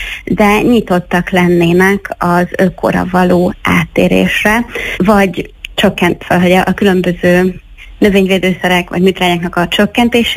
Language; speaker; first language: Hungarian; native; Hungarian